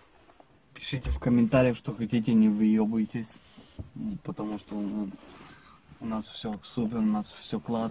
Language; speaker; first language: Russian; non-native, fluent; Italian